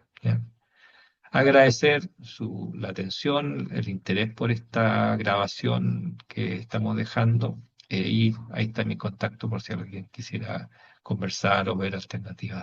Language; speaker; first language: Spanish; native; Spanish